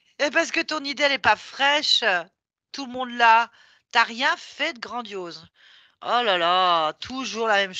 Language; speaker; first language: French; native; French